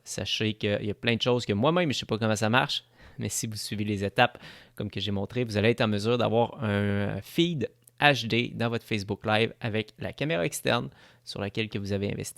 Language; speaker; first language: French; native; French